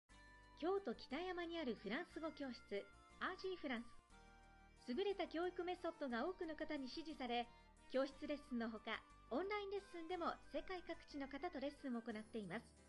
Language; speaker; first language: Japanese; native; Japanese